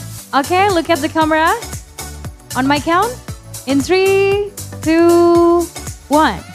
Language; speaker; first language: English; non-native, fluent; Indonesian